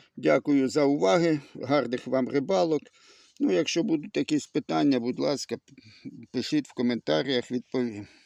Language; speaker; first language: Ukrainian; native; Ukrainian